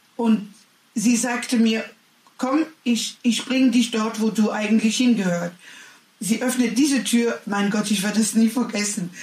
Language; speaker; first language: German; non-native, learner; French